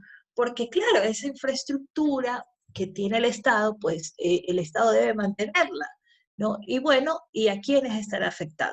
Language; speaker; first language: Spanish; native; Spanish